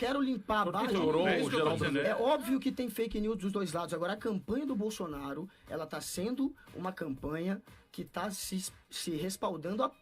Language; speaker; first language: Portuguese; native; Portuguese